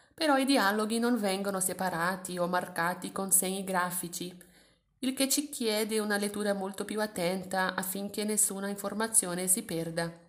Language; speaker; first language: Italian; non-native, fluent; Portuguese